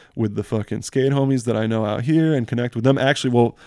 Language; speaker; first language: English; early bilingual, other home language; French